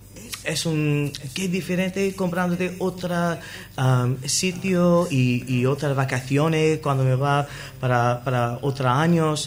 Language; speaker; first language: Spanish; non-native, learner; English